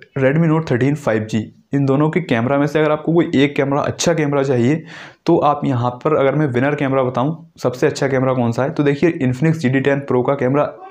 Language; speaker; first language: Hindi; native; Hindi